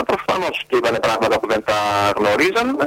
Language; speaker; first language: Greek; native; Greek